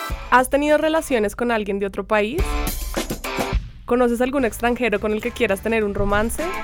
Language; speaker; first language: Spanish; native; Spanish